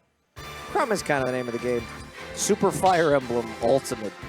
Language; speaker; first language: English; native; English